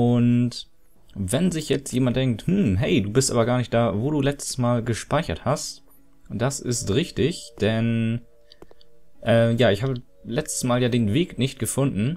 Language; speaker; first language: German; native; German